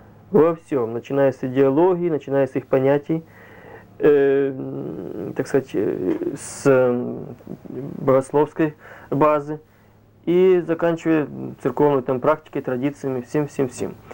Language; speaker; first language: Russian; native; Russian